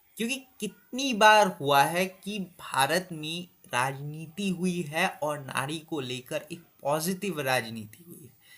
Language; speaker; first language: Hindi; non-native, local second language; Assamese